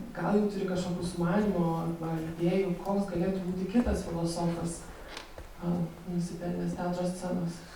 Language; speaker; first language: Lithuanian; native; Lithuanian